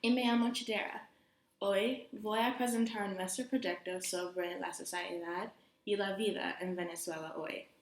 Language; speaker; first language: Spanish; non-native, learner; English